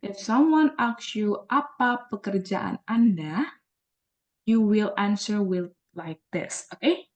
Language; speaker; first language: English; non-native, learner; Indonesian